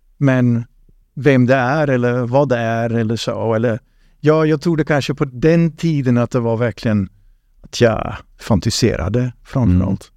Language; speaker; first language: Swedish; non-native, fluent; Dutch